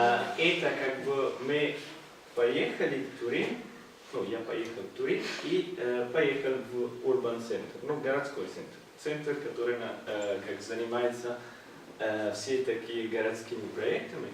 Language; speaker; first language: Russian; non-native, fluent; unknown